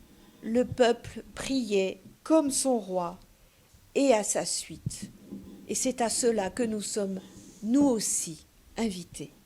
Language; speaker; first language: French; native; French